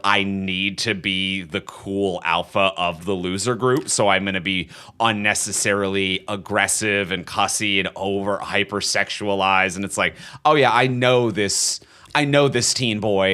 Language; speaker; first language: English; native; English